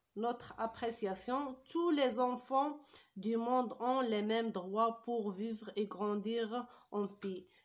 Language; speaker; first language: French; non-native, local second language; Arabic